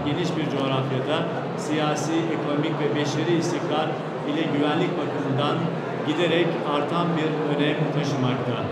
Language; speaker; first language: Turkish; native; Turkish